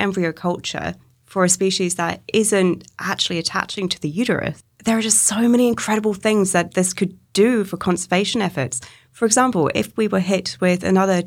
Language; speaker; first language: English; native; English